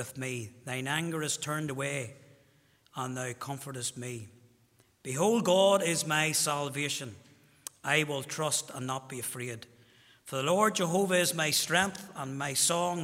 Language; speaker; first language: English; native; English